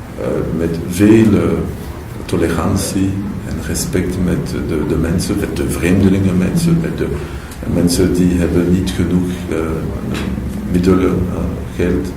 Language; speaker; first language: Dutch; non-native, local second language; French